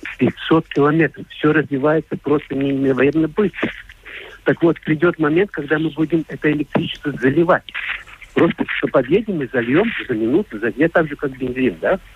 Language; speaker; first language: Russian; non-native, local second language; Latvian